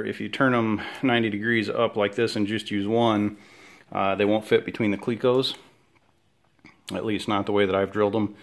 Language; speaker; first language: English; native; English